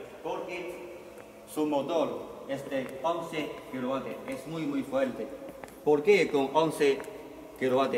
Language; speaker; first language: Spanish; non-native, learner; Chinese